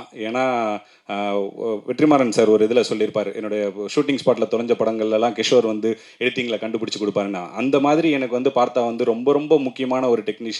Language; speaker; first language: Tamil; native; Tamil